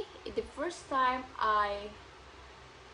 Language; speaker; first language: English; non-native, learner; Indonesian